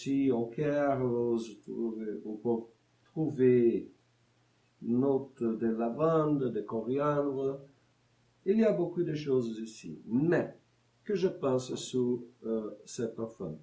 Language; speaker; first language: French; non-native, learner; Portuguese